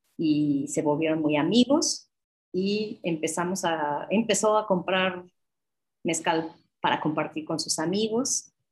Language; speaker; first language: Spanish; non-native, fluent; English